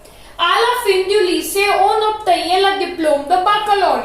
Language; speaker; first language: French; non-native, fluent; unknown